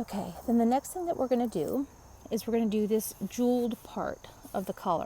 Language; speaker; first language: English; native; English